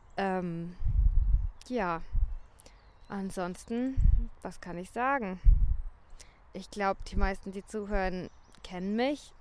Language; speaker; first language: German; native; German